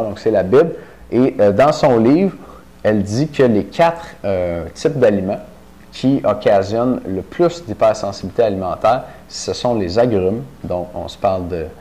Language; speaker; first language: French; native; French